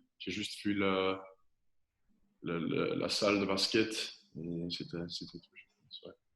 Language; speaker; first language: French; non-native, local second language; Dutch